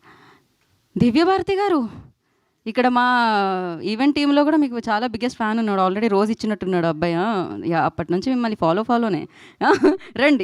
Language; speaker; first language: Telugu; native; Telugu